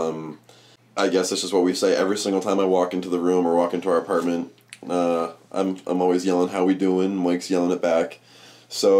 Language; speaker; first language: English; native; English